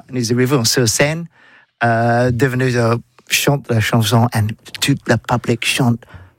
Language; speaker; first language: French; non-native, learner; English